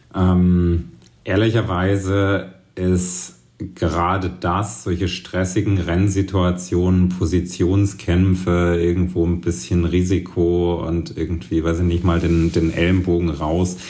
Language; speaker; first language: German; native; German